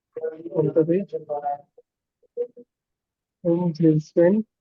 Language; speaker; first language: German; non-native, learner; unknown